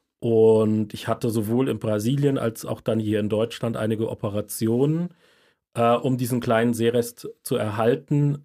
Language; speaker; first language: German; native; German